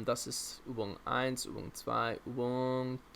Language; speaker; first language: German; non-native, fluent; English